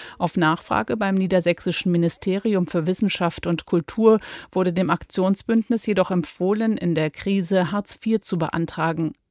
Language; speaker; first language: German; native; German